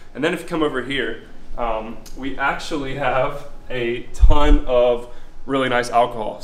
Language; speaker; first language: English; native; English